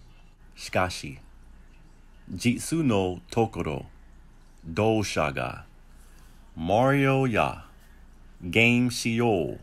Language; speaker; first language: Japanese; non-native, learner; English